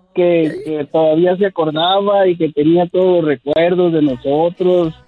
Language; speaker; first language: Spanish; native; Spanish